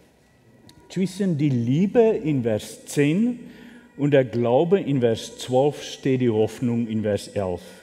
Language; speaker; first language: German; non-native, fluent; Afrikaans